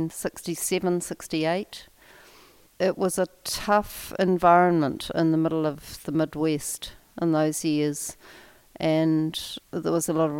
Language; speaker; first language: English; native; English